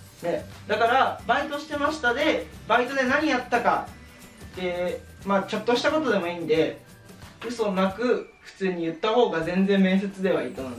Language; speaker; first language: Japanese; native; Japanese